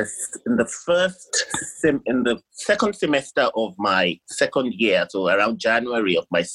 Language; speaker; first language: English; non-native, local second language; Yoruba